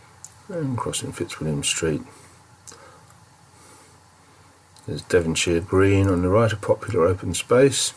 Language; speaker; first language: English; native; English